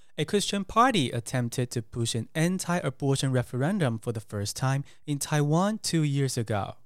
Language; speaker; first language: English; non-native, fluent; Chinese